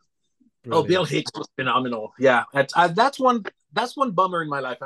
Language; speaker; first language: English; non-native, fluent; French